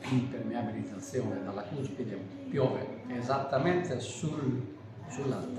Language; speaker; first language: Italian; native; Italian